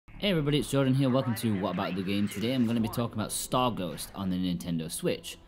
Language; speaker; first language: English; native; English